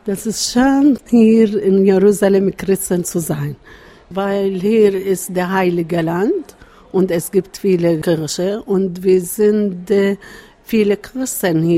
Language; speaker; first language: German; non-native, learner; Arabic